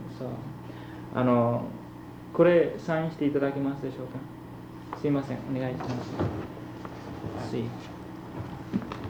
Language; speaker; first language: Japanese; early bilingual, heritage; Japanese